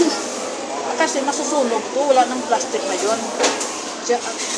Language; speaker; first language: Filipino; non-native, local second language; Hiligaynon